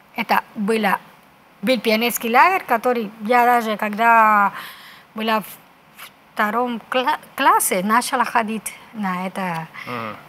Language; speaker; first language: Russian; non-native, fluent; Spanish